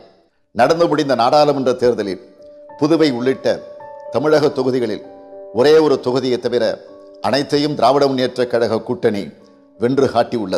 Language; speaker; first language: Tamil; native; Tamil